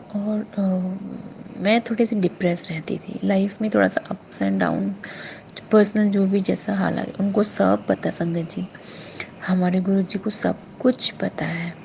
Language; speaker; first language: Hindi; native; Hindi